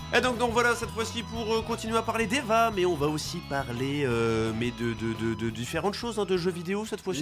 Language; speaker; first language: French; native; French